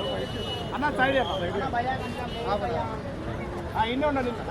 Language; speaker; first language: Telugu; native; Telugu